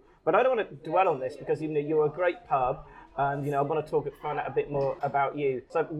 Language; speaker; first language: English; native; English